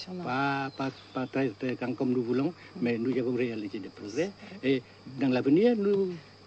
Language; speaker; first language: French; non-native, fluent; Vietnamese